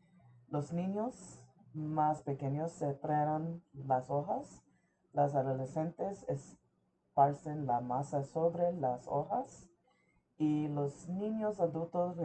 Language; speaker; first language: Spanish; early bilingual, heritage; English